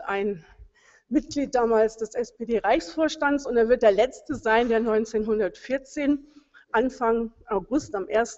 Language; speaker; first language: German; native; German